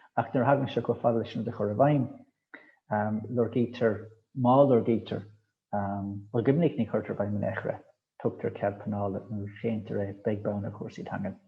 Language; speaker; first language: Irish; native; Irish